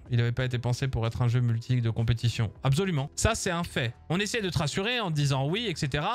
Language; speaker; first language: French; native; French